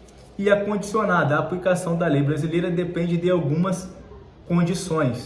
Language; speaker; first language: Portuguese; native; Portuguese